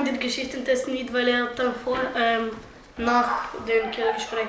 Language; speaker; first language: German; early bilingual, other home language; Bulgarian